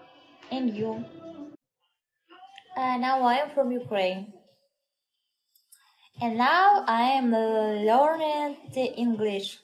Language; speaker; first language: English; non-native, learner; Russian